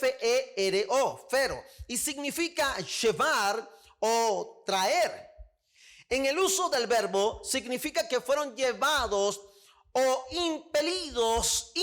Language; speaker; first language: Spanish; native; Spanish